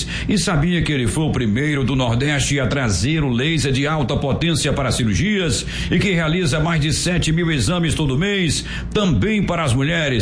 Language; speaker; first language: Portuguese; native; Portuguese